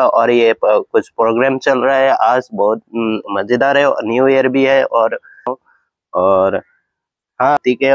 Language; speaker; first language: Hindi; non-native, local second language; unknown